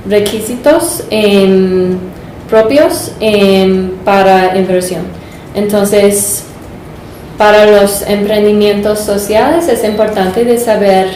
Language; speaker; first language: Spanish; non-native, fluent; English